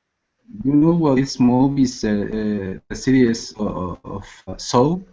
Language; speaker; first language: English; non-native, learner; Arabic